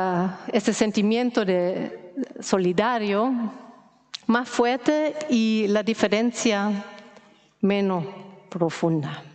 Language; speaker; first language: Spanish; non-native, fluent; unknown